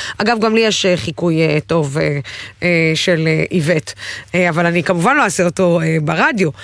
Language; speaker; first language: Hebrew; non-native, local second language; Arabic